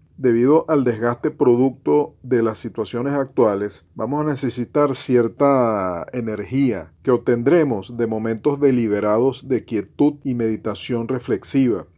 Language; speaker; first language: Spanish; native; Spanish